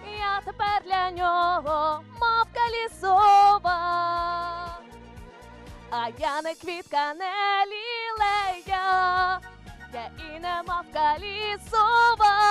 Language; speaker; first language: Ukrainian; native; Ukrainian